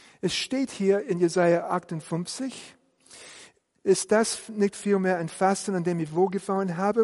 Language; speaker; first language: German; non-native, fluent; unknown